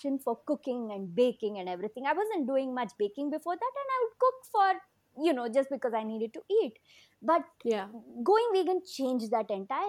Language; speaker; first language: English; non-native, local second language; Kannada